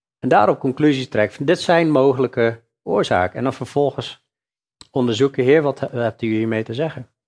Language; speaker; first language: Dutch; native; Dutch